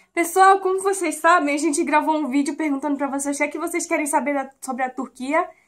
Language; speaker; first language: Portuguese; native; Portuguese